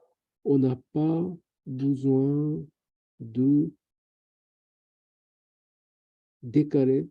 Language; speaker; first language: French; non-native, learner; Japanese